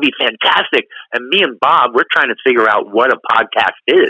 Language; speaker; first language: English; native; English